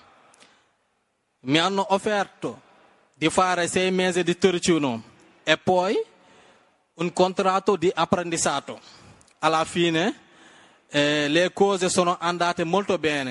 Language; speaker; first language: Italian; non-native, learner; Wolof